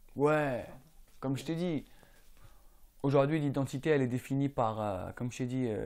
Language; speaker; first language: French; non-native, local second language; Arabic